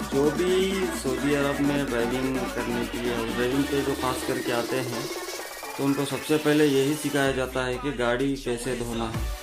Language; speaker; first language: Urdu; native; Urdu